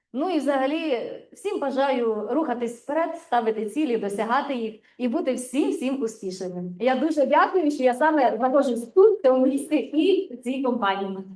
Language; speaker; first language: Ukrainian; native; Ukrainian